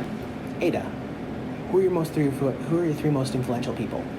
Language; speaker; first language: English; native; English